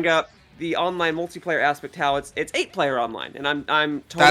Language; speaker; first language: English; native; English